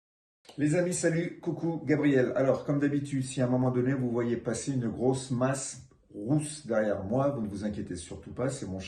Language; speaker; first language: French; native; French